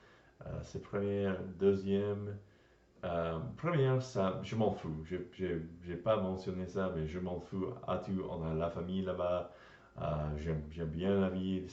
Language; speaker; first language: French; non-native, learner; English